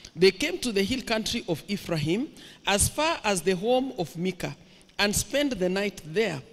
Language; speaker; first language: English; non-native, local second language; Swahili